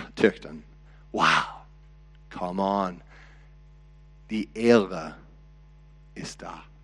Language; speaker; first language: German; non-native, learner; English